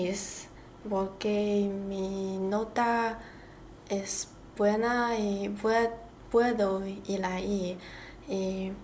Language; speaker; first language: Spanish; non-native, learner; Chinese